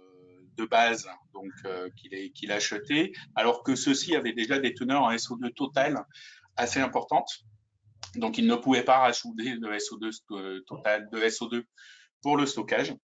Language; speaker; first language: French; native; French